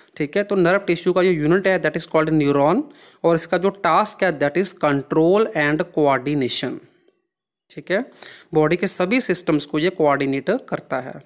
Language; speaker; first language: Hindi; non-native, local second language; Punjabi